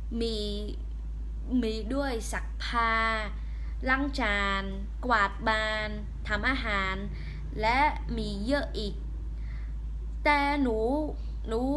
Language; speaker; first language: Thai; non-native, learner; Khmer